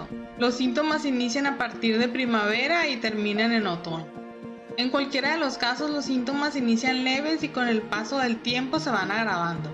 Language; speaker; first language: Spanish; native; Spanish